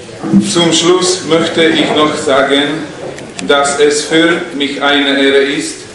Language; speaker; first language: German; non-native, fluent; Slovak